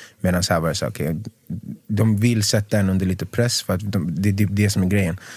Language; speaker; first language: Swedish; native; Swedish